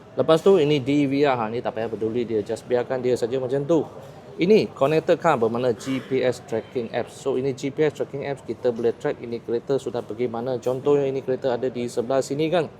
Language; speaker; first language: Malay; non-native, local second language; Chinese